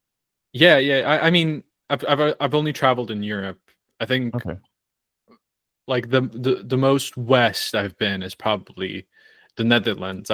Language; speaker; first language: English; non-native, fluent; Croatian